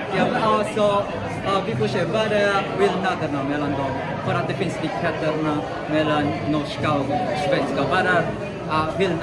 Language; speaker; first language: Swedish; non-native, learner; Filipino